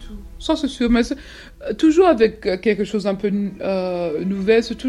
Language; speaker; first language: French; non-native, fluent; English